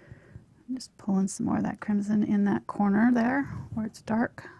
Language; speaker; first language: English; native; English